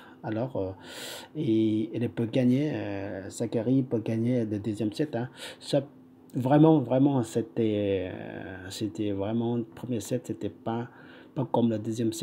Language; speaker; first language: French; non-native, fluent; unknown